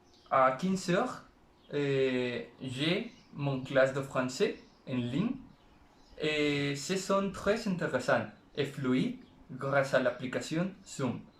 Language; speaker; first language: French; non-native, learner; Spanish